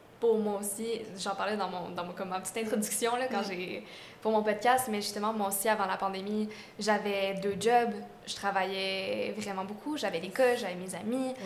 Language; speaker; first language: French; native; French